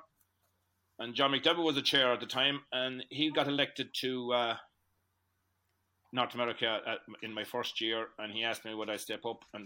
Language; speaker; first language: English; native; English